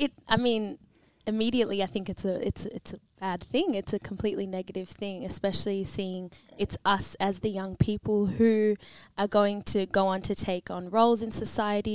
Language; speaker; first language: English; native; English